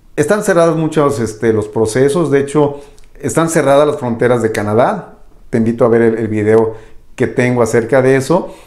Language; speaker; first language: Spanish; native; Spanish